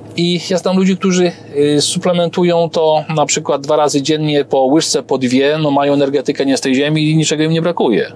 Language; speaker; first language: Polish; native; Polish